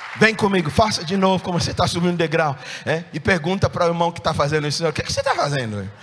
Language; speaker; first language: Portuguese; non-native, fluent; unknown